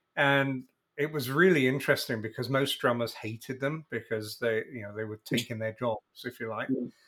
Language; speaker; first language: English; native; English